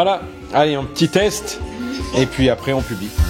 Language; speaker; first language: French; native; French